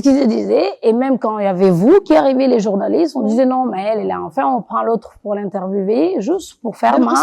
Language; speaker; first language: French; non-native, local second language; Wolof